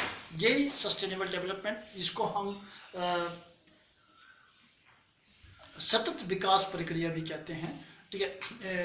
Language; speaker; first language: Hindi; native; Hindi